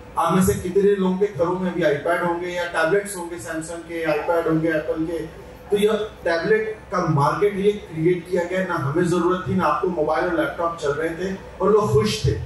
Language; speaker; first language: Hindi; native; Hindi